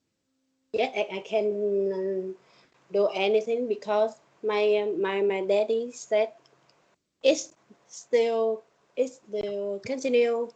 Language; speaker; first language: English; non-native, learner; Vietnamese